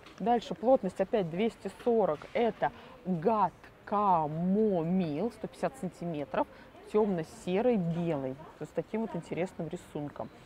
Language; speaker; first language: Russian; native; Russian